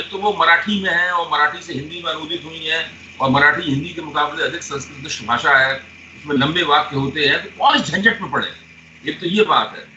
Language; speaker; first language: Hindi; native; Hindi